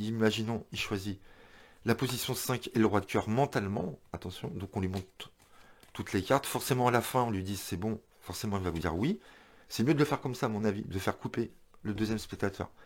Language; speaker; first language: French; native; French